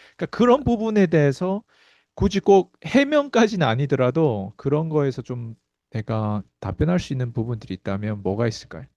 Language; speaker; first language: Korean; native; Korean